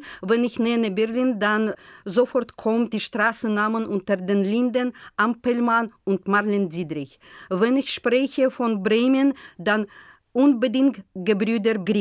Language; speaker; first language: German; non-native, fluent; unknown